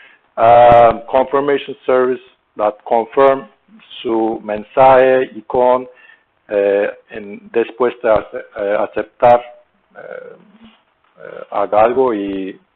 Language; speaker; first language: Spanish; non-native, learner; Turkish